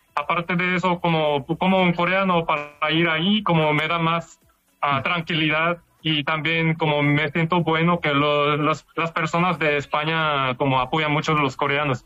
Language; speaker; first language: Spanish; non-native, fluent; Korean